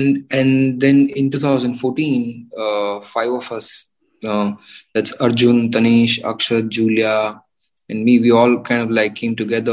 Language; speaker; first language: English; non-native, local second language; Gujarati